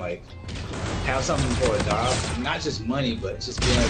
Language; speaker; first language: English; native; English